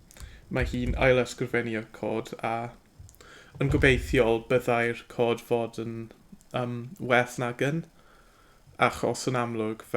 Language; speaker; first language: Welsh; non-native, learner; English